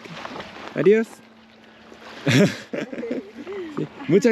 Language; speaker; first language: Spanish; non-native, learner; Korean